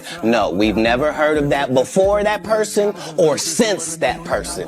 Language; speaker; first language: English; native; English